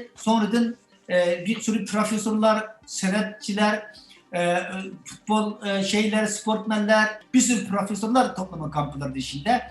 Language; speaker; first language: Turkish; non-native, fluent; Chinese